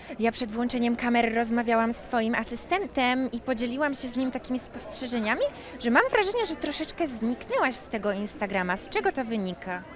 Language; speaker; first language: Polish; native; Polish